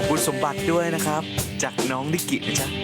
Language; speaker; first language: Thai; native; Thai